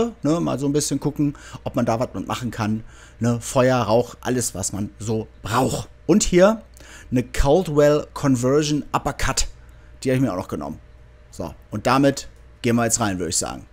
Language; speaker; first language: German; native; German